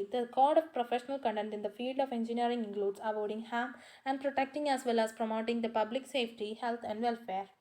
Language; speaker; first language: English; non-native, local second language; Malayalam